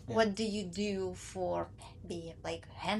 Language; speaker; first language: English; non-native, learner; Ukrainian